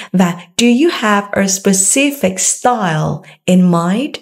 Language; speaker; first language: English; non-native, fluent; Vietnamese